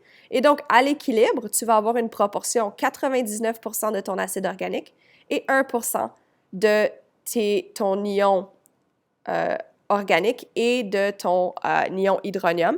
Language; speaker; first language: French; native; French